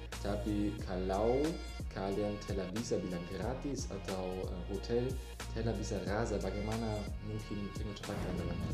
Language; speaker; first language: Indonesian; non-native, learner; German